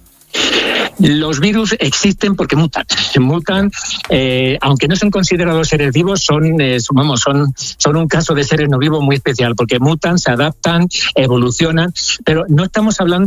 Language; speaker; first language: Spanish; native; Spanish